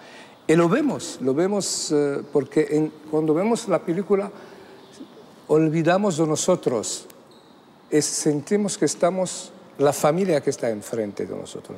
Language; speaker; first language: Spanish; non-native, fluent; Arabic